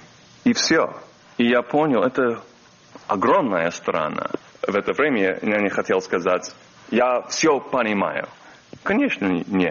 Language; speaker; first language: Russian; non-native, learner; English